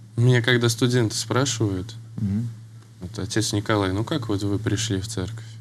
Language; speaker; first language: Russian; native; Russian